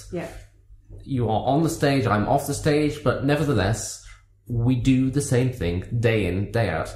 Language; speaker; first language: English; native; English